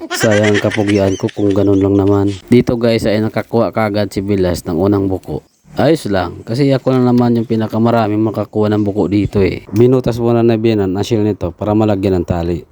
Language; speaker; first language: Filipino; native; Filipino